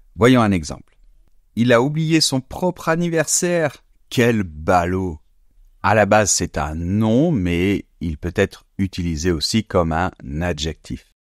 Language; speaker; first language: French; native; French